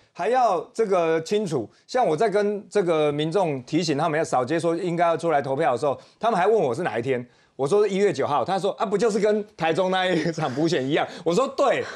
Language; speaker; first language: Chinese; native; Chinese